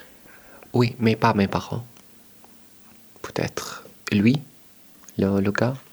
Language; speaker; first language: French; non-native, learner; Arabic